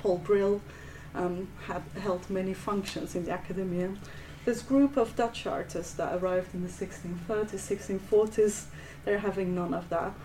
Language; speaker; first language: English; non-native, fluent; Dutch